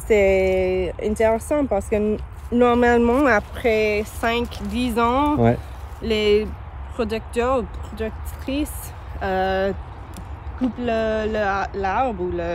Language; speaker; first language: French; non-native, learner; English